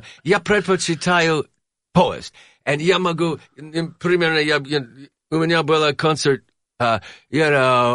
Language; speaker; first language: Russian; non-native, learner; English